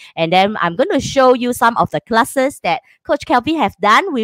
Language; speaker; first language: English; non-native, local second language; Chinese